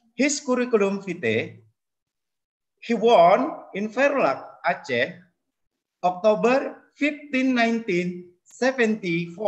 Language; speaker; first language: English; non-native, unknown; Indonesian